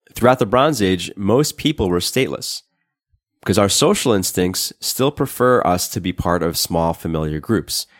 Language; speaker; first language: English; native; English